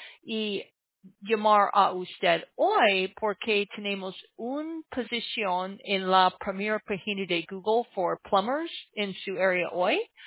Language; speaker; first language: Spanish; non-native, learner; English